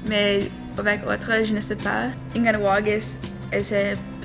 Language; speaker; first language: French; non-native, learner; English